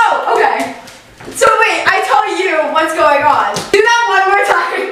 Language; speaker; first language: English; native; English